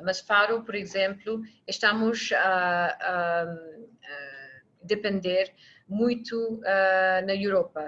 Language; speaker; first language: Portuguese; non-native, fluent; English